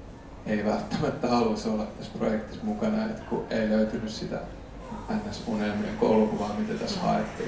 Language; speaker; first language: Finnish; native; Finnish